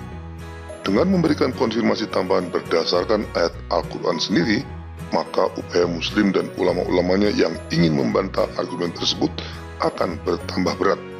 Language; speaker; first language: Indonesian; native; Indonesian